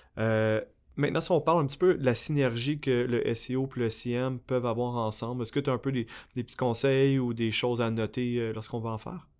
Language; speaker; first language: French; native; French